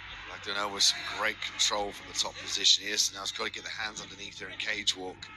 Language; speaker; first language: English; native; English